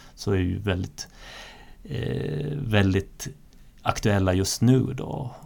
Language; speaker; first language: Swedish; native; Swedish